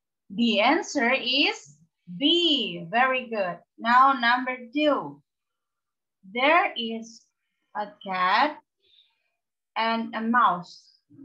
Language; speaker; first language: English; non-native, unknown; Indonesian